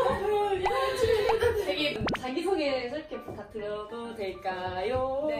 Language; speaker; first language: Korean; non-native, fluent; Thai